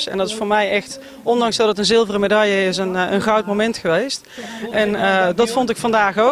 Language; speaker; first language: Dutch; native; Dutch